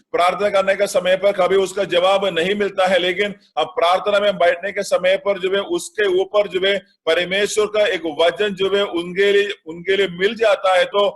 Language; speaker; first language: Hindi; non-native, local second language; Malayalam